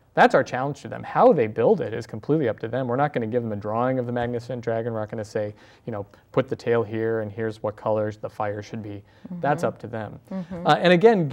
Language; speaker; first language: English; native; English